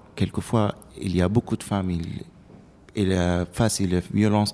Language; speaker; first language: French; non-native, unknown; Arabic